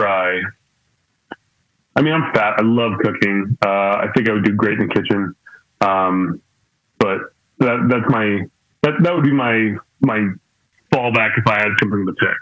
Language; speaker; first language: English; native; English